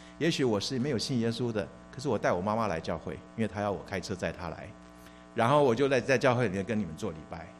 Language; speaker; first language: Chinese; native; Chinese